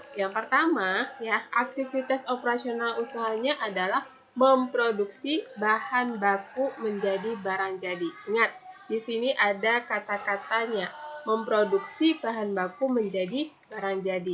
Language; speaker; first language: Indonesian; native; Indonesian